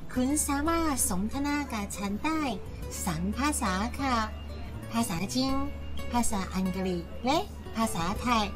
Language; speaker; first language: Thai; non-native, learner; Chinese